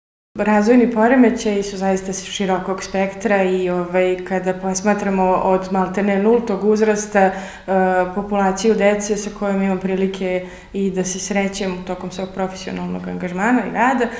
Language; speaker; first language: Serbian; native; Serbian